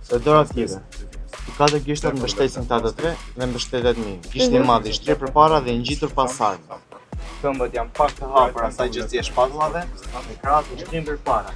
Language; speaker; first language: Albanian; native; Albanian